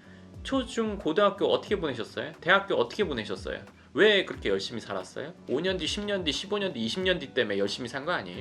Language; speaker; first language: Korean; native; Korean